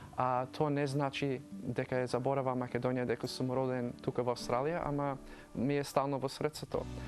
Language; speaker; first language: Macedonian; early bilingual, heritage; Macedonian